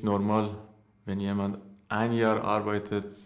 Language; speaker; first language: German; non-native, learner; Persian